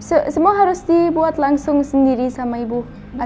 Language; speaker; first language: Indonesian; non-native, fluent; German